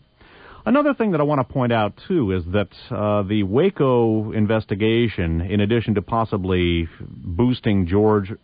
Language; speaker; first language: English; native; English